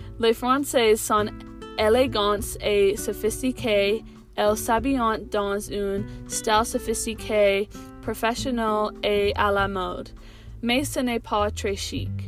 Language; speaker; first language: French; non-native, learner; English